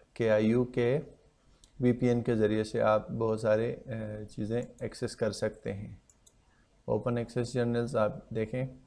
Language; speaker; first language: Urdu; non-native, local second language; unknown